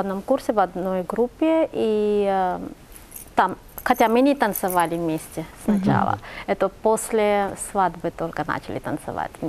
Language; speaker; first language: Russian; non-native, fluent; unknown